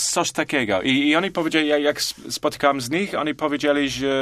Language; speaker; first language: Polish; non-native, learner; English